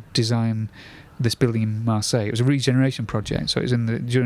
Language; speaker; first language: English; native; English